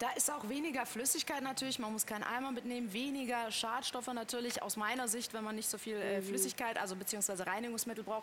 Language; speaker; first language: German; native; German